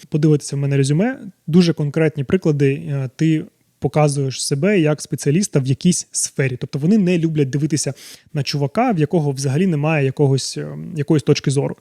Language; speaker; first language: Ukrainian; non-native, local second language; Russian